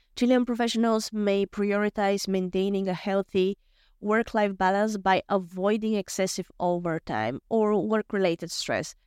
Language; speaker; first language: English; non-native, fluent; Bulgarian